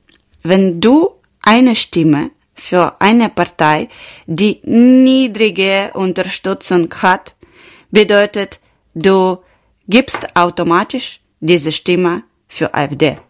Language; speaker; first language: German; non-native, learner; Ukrainian